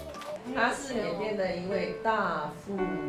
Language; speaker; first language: Chinese; non-native, fluent; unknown